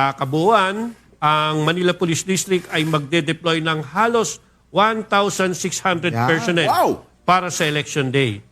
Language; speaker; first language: Filipino; native; Filipino